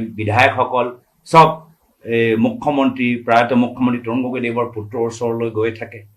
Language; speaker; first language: Assamese; native; Assamese